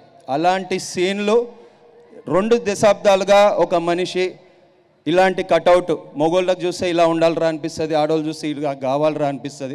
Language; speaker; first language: Telugu; native; Telugu